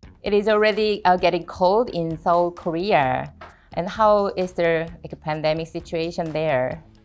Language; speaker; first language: English; non-native, fluent; Korean